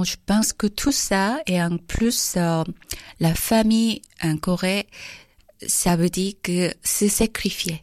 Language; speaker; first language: French; non-native, fluent; Korean